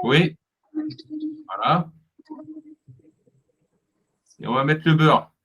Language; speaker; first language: French; native; French